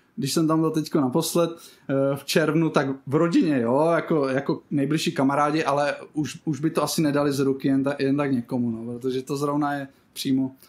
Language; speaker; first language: Czech; native; Czech